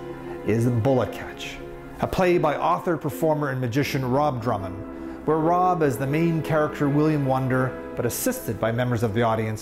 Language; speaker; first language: English; native; English